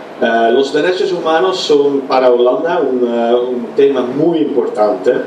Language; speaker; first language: Spanish; non-native, fluent; Dutch